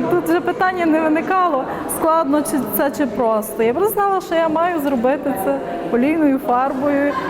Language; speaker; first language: Ukrainian; native; Ukrainian